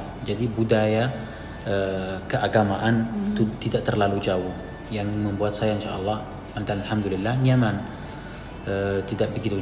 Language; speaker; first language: Indonesian; non-native, fluent; Arabic